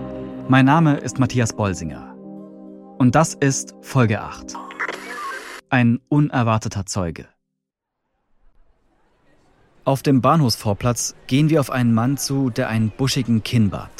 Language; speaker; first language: German; native; German